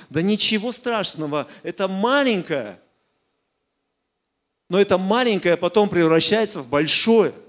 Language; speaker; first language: Russian; native; Russian